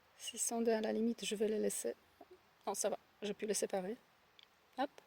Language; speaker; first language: French; non-native, fluent; Polish